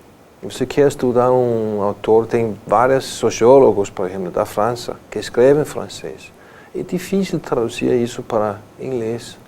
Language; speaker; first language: Portuguese; non-native, fluent; Danish